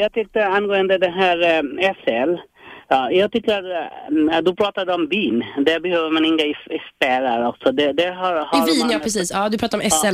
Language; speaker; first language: Swedish; non-native, fluent; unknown